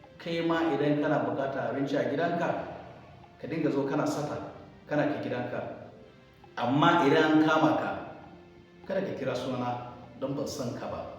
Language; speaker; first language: Hausa; non-native, local second language; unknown